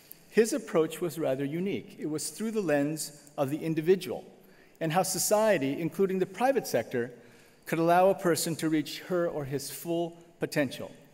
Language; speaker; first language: English; native; English